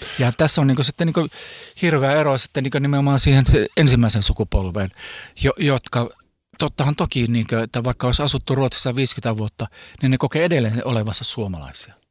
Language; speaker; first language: Finnish; early bilingual, heritage; Finnish